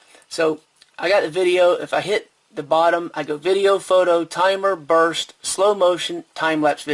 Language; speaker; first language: English; native; English